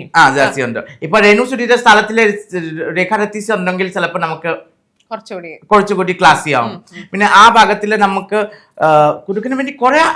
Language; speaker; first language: Malayalam; non-native, fluent; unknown